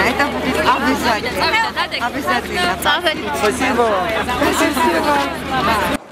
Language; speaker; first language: Russian; non-native, learner; Georgian